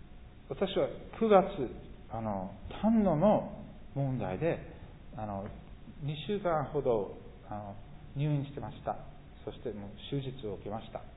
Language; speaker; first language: Japanese; non-native, fluent; English